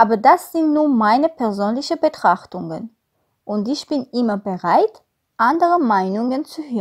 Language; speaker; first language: German; non-native, fluent; Armenian